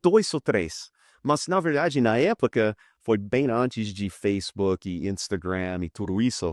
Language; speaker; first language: Portuguese; non-native, fluent; English